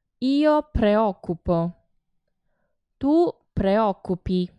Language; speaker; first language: Italian; non-native, fluent; Chinese